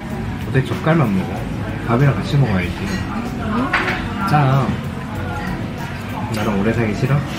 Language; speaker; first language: Korean; native; Korean